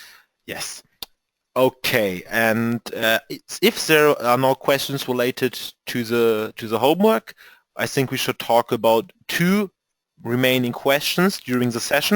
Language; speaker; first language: English; non-native, fluent; German